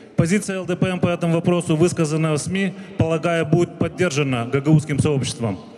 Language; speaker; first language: Russian; non-native, local second language; Gagauz